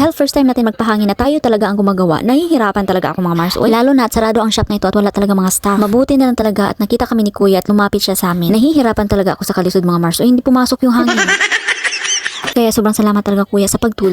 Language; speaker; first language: Filipino; non-native, local second language; Cebuano